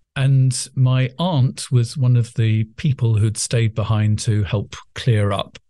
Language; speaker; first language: English; native; English